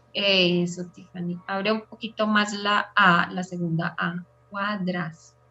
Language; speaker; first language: Spanish; non-native, fluent; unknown